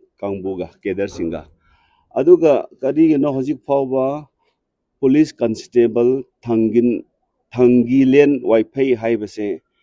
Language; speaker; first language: Manipuri; non-native, local second language; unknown